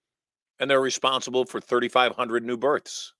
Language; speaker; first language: English; native; English